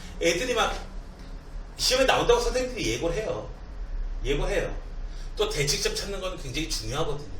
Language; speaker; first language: Korean; native; Korean